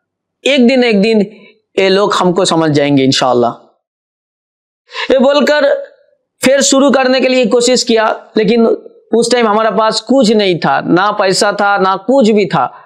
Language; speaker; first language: Hindi; non-native, local second language; Bangla